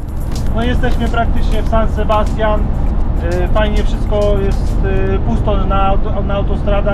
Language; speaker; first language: Polish; native; Polish